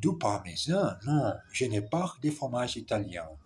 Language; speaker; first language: French; non-native, learner; Portuguese